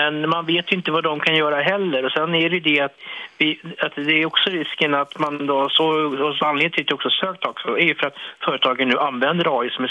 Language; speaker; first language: Swedish; native; Swedish